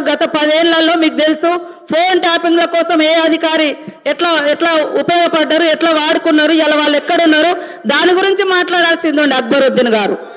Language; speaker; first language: Telugu; native; Telugu